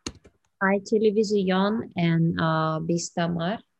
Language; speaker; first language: Spanish; non-native, learner; English